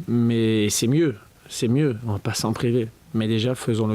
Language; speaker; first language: French; native; French